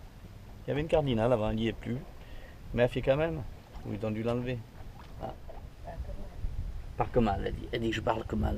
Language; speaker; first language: French; native; French